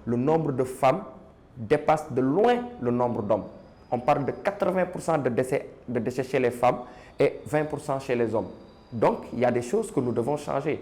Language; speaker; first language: French; non-native, local second language; Wolof